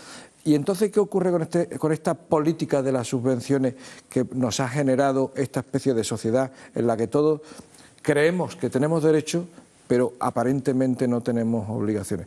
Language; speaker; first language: Spanish; native; Spanish